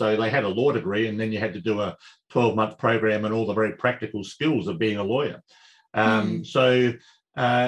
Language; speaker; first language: English; native; English